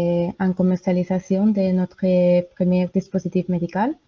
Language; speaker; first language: French; non-native, learner; Spanish